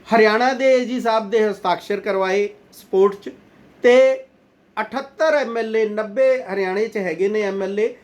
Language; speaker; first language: Punjabi; non-native, local second language; Hindi